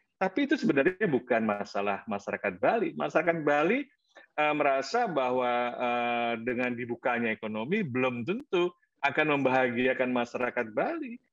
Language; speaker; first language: Indonesian; native; Indonesian